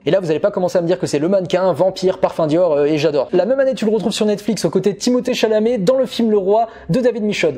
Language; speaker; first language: French; native; French